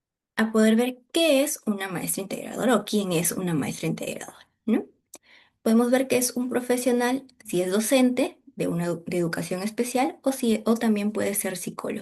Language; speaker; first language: Spanish; native; Spanish